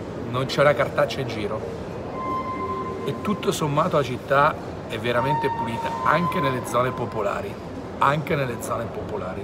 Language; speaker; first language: Italian; native; Italian